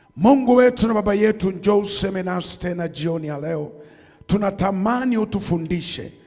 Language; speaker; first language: Swahili; native; Swahili